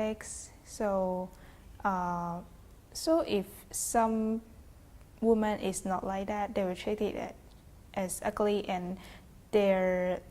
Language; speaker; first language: English; non-native, fluent; Chinese